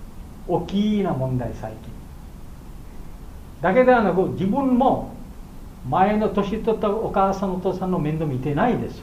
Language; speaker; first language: Japanese; non-native, learner; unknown